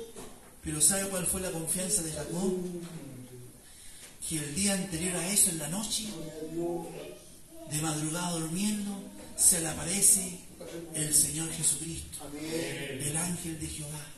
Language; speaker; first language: Spanish; native; Spanish